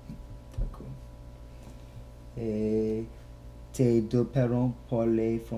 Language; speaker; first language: French; non-native, learner; English